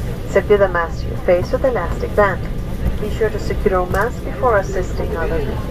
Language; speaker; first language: English; non-native, fluent; Spanish